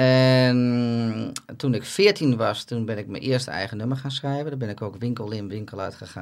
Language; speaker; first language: Dutch; native; Dutch